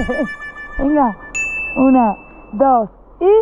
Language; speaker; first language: Spanish; native; Spanish